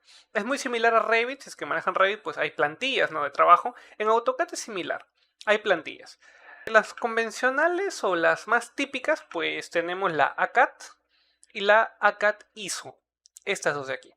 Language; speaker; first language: Spanish; native; Spanish